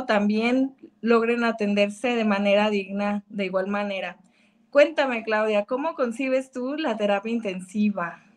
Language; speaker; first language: Spanish; native; Spanish